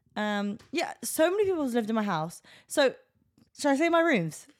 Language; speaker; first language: English; native; English